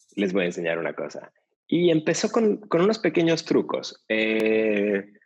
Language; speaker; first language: Spanish; native; Spanish